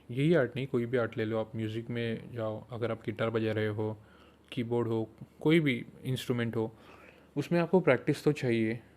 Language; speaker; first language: Hindi; non-native, local second language; Marathi